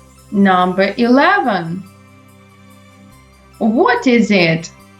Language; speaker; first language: English; non-native, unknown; Ukrainian